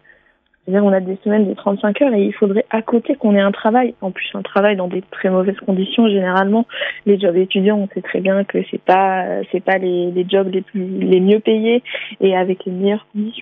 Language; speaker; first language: French; native; French